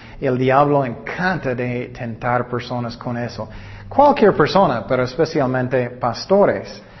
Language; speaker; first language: Spanish; non-native, learner; English